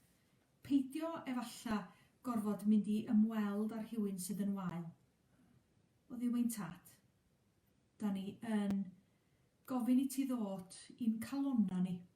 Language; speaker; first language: Welsh; native; Welsh